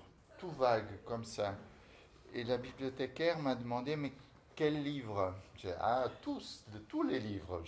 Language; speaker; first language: French; non-native, fluent; Portuguese